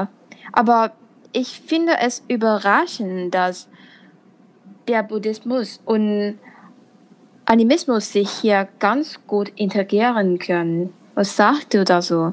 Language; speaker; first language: German; non-native, fluent; Thai